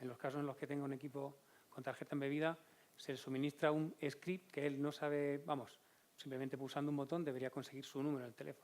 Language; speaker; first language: Spanish; native; Spanish